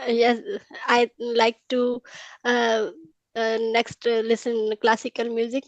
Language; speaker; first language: English; non-native, learner; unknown